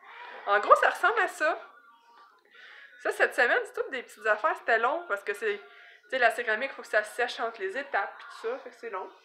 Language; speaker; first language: French; native; French